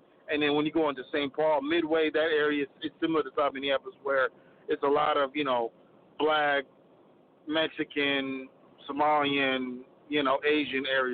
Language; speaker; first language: English; native; English